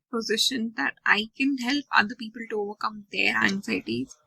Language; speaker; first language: English; non-native, local second language; Telugu